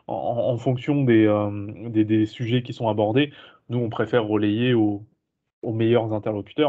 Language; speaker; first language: French; native; French